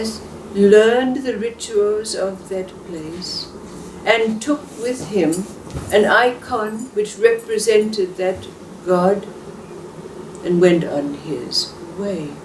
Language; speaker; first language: English; native; English